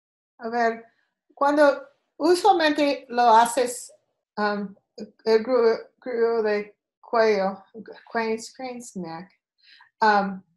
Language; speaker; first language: Spanish; non-native, learner; English